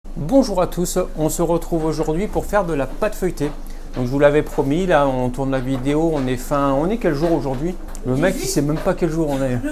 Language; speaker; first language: French; native; French